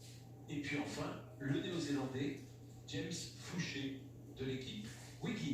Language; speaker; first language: French; native; French